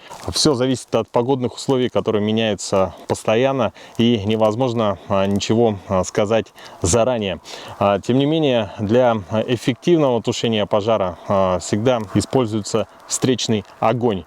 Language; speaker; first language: Russian; native; Russian